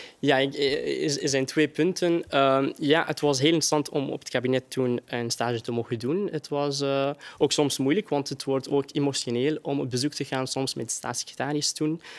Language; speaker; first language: Dutch; non-native, fluent; Arabic